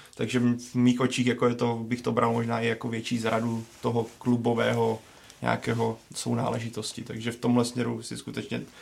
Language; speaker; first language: Czech; native; Czech